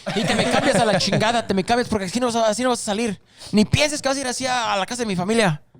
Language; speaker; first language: Spanish; early bilingual, heritage; Spanish